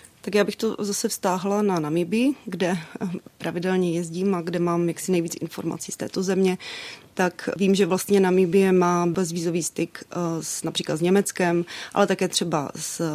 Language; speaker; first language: Czech; native; Czech